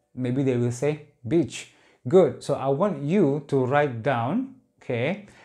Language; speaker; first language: English; non-native, fluent; Indonesian